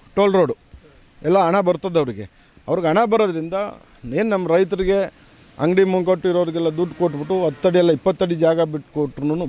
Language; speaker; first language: Kannada; native; Kannada